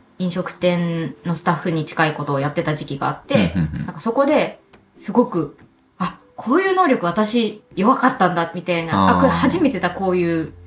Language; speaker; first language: Japanese; native; Japanese